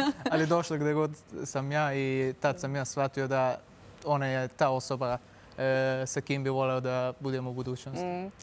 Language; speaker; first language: Serbian; non-native, fluent; Turkish